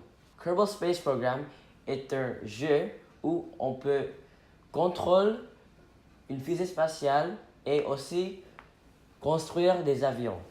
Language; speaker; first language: French; non-native, fluent; English